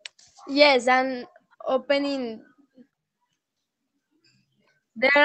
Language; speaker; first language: English; non-native, learner; Spanish